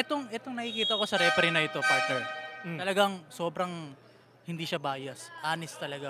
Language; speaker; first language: Filipino; native; Filipino